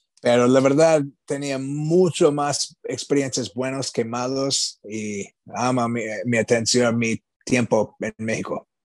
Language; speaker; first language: Spanish; non-native, learner; English